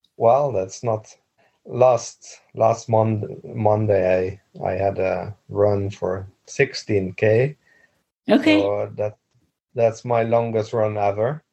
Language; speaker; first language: English; non-native, fluent; Dutch